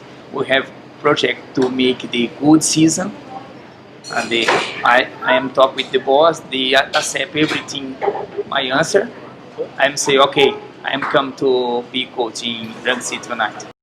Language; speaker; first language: English; non-native, learner; Portuguese